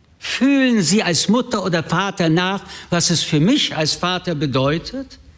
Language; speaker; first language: German; early bilingual, other home language; French